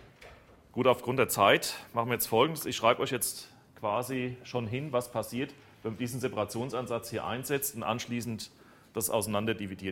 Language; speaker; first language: German; native; German